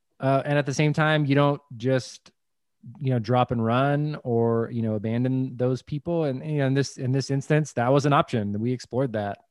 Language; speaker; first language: English; native; English